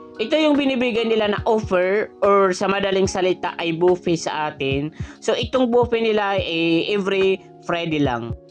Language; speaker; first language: Filipino; non-native, local second language; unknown